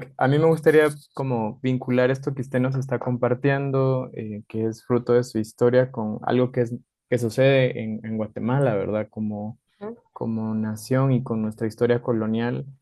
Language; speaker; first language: Spanish; native; Spanish